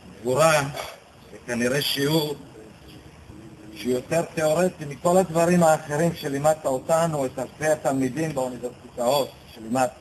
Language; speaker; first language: Hebrew; early bilingual, other home language; Romanian